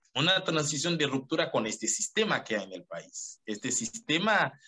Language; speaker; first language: Spanish; non-native, fluent; Haitian Creole